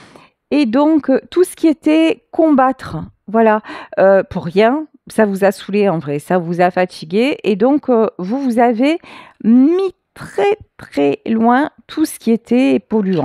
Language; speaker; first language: French; native; French